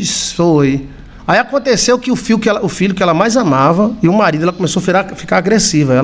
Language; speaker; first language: Portuguese; native; Portuguese